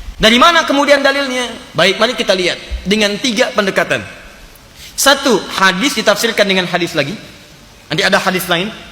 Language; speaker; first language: Indonesian; native; Indonesian